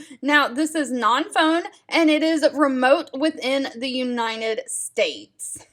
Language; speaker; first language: English; native; English